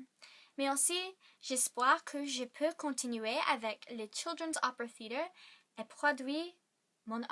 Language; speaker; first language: French; non-native, learner; English